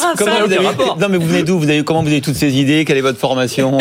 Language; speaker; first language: French; native; French